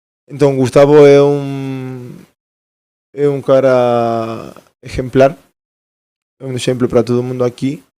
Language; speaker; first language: Portuguese; non-native, fluent; Spanish